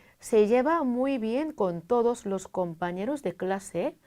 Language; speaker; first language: Spanish; non-native, fluent; Korean